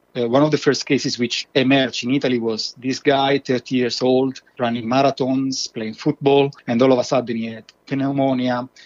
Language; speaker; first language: English; non-native, fluent; Italian